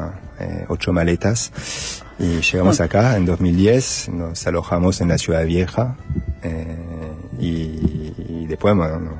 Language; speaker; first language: Spanish; non-native, fluent; French